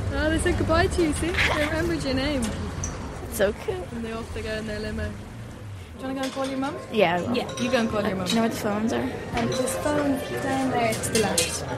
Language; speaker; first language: English; native; English